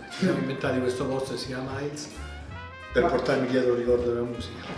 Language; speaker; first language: Italian; native; Italian